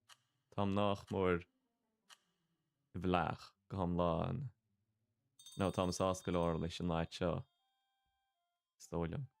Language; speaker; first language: Irish; non-native, local second language; English